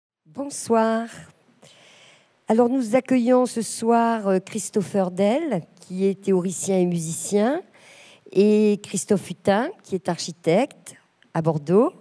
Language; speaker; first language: French; native; French